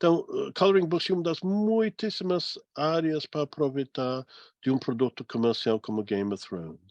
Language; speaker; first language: Portuguese; non-native, fluent; English